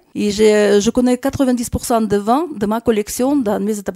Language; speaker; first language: French; non-native, fluent; Russian